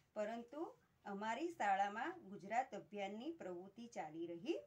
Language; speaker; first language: Hindi; non-native, local second language; Gujarati